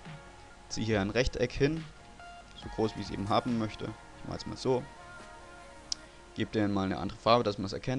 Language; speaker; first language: German; native; German